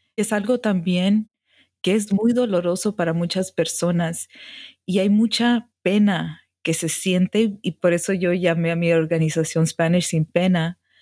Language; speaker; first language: Spanish; early bilingual, heritage; Spanish